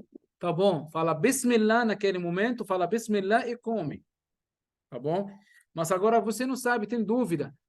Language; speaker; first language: Portuguese; non-native, fluent; Arabic